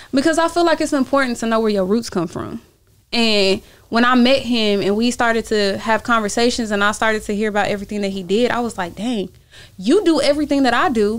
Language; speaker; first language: English; native; English